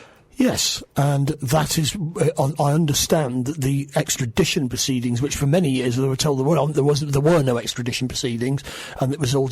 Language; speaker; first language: English; native; English